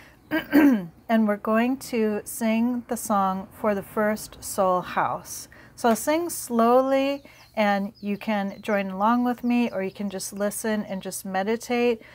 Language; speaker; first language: English; native; English